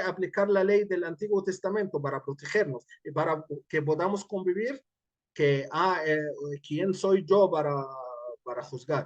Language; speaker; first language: Spanish; non-native, fluent; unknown